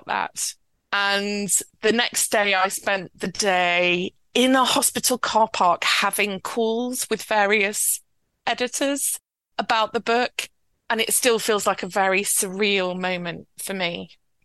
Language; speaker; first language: English; native; English